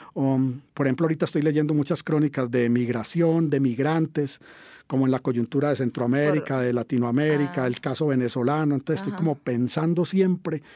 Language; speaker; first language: Spanish; native; Spanish